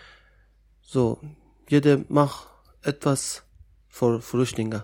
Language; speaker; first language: German; non-native, learner; Persian